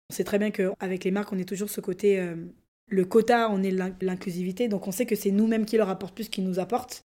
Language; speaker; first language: French; non-native, local second language; Lingala